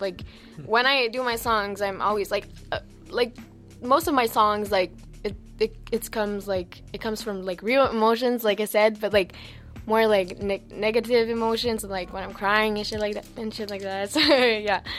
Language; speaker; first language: English; early bilingual, other home language; French